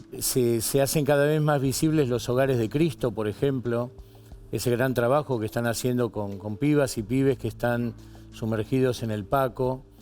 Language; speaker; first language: Spanish; native; Spanish